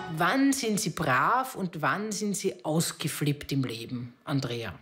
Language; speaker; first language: German; native; German